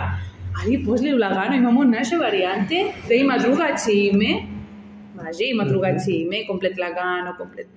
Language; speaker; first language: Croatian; non-native, learner; Spanish